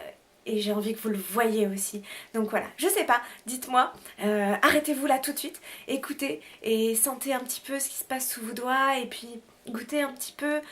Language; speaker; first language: French; native; French